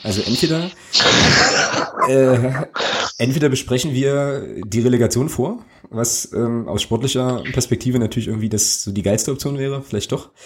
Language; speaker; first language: German; native; German